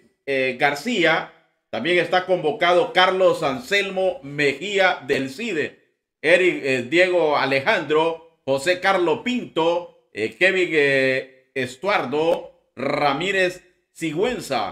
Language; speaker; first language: Spanish; native; Spanish